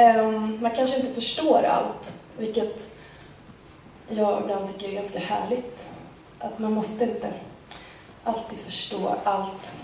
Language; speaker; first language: Swedish; native; Swedish